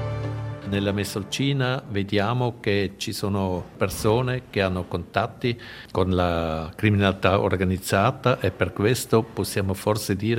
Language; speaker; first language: Italian; non-native, local second language; German